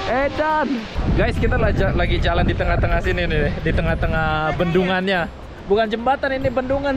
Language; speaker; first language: Indonesian; native; Indonesian